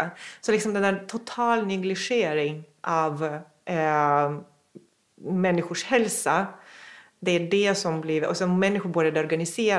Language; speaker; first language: Swedish; non-native, fluent; Russian